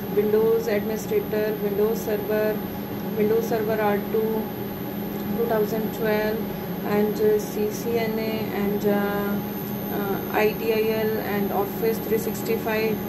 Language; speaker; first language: English; non-native, local second language; Hindi